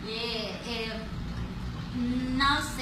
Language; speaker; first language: English; non-native, learner; Spanish